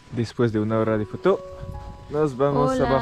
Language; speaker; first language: Spanish; non-native, learner; French